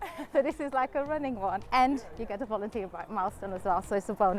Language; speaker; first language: English; native; English